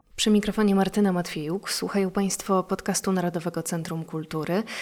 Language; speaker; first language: Polish; native; Polish